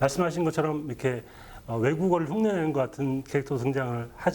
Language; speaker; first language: Korean; native; Korean